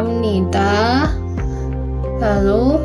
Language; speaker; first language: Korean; non-native, fluent; Indonesian